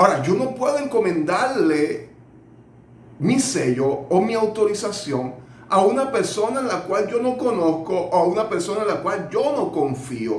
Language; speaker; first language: Spanish; native; Spanish